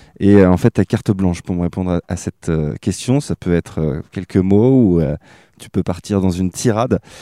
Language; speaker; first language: French; native; French